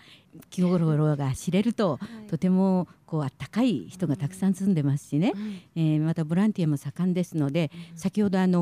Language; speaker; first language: Japanese; native; Japanese